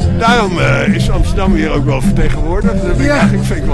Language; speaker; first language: Dutch; native; Dutch